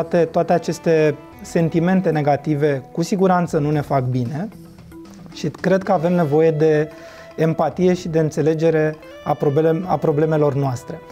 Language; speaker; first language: Romanian; native; Romanian